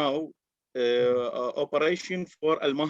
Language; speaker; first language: English; non-native, learner; Arabic